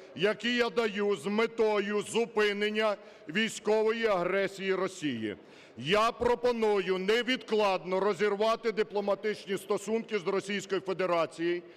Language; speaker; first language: Ukrainian; native; Ukrainian